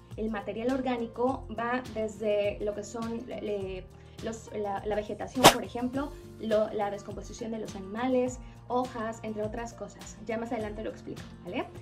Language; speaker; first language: Spanish; native; Spanish